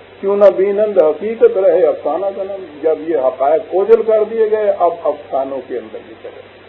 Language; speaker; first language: Urdu; non-native, local second language; Punjabi